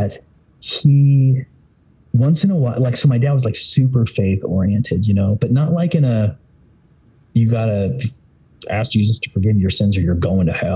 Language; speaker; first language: English; native; English